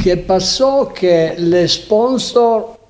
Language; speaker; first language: Spanish; non-native, learner; Italian